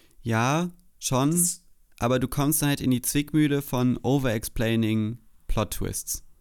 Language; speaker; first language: German; native; German